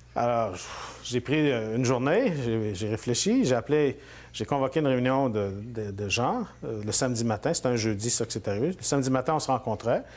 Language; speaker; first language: French; native; French